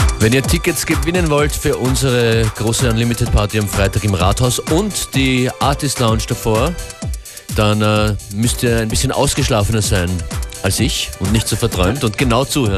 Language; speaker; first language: German; native; German